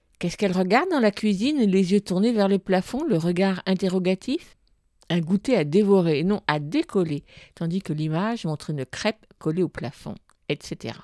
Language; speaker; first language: French; native; French